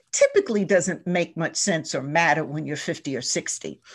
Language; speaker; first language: English; native; English